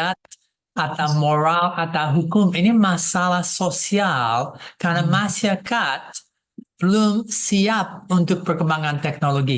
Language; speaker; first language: Indonesian; non-native, fluent; English